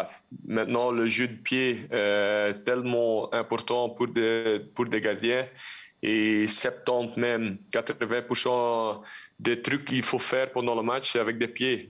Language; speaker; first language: French; non-native, local second language; Dutch